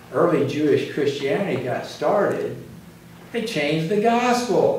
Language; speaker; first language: English; native; English